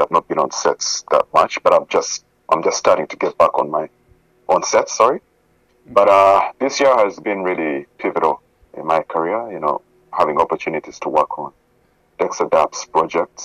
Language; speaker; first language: English; non-native, local second language; Ganda